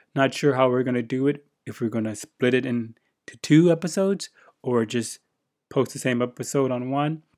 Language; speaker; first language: English; native; English